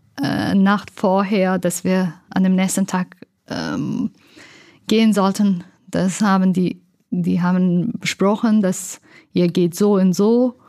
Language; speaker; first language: German; non-native, learner; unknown